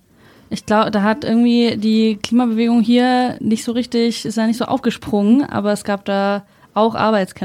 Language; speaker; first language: German; native; German